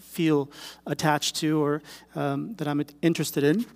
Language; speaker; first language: English; non-native, local second language; Filipino